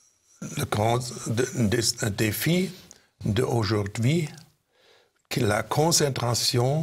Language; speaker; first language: French; non-native, fluent; German